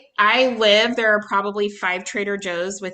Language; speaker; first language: English; native; English